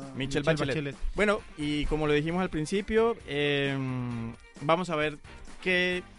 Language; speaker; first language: Spanish; native; Spanish